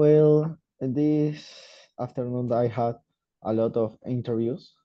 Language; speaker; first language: English; non-native, learner; Spanish